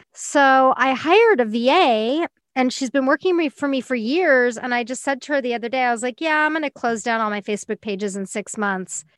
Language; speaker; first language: English; native; English